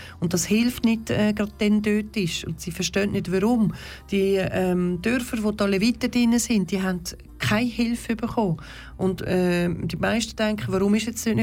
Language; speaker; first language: German; early bilingual, other home language; Turkish